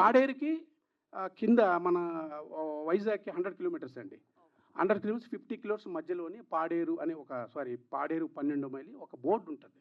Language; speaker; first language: Telugu; native; Telugu